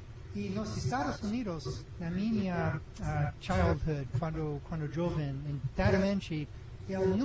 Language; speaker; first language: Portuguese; non-native, learner; English